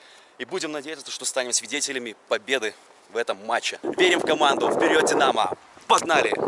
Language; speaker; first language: Russian; native; Russian